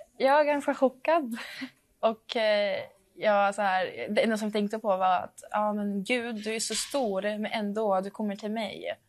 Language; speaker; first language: Swedish; non-native, fluent; Arabic